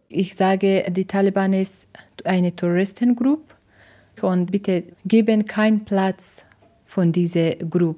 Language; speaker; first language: German; non-native, learner; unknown